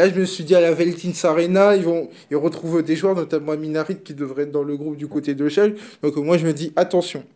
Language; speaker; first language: French; native; French